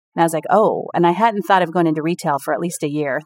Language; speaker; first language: English; native; English